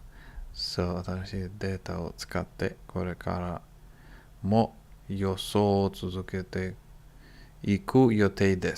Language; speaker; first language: Japanese; non-native, learner; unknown